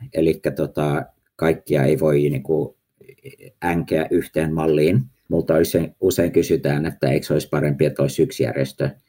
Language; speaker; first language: Finnish; early bilingual, heritage; Finnish